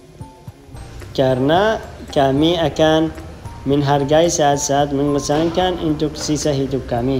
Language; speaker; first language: Indonesian; non-native, fluent; Arabic